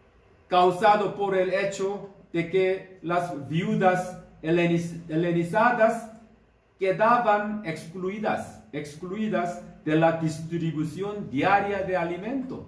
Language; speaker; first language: Spanish; non-native, fluent; Korean